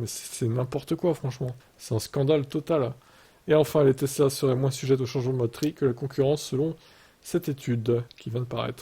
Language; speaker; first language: French; native; French